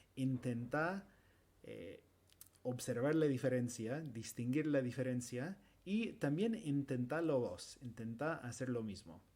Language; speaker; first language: Spanish; non-native, fluent; English